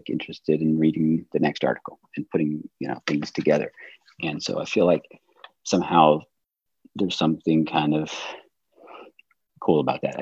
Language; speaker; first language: English; native; English